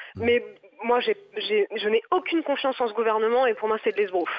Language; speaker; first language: French; native; French